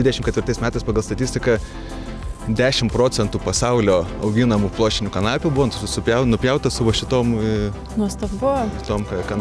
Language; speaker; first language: Lithuanian; native; Lithuanian